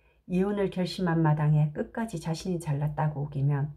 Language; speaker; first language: Korean; native; Korean